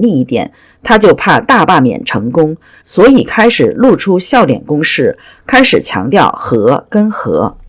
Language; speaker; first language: Chinese; native; Chinese